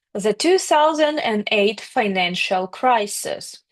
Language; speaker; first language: English; non-native, fluent; Ukrainian